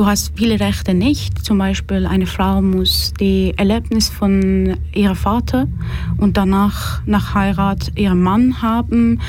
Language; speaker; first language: German; non-native, fluent; Persian